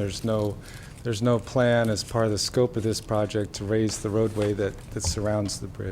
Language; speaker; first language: English; native; English